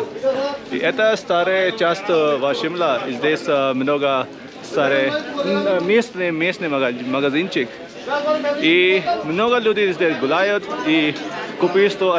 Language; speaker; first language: Russian; non-native, learner; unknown